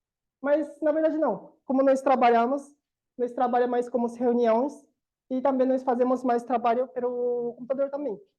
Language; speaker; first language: Portuguese; non-native, learner; Korean